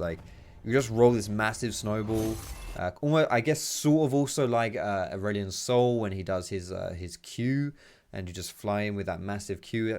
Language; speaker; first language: English; native; English